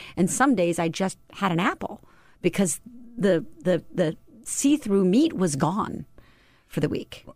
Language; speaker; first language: English; native; English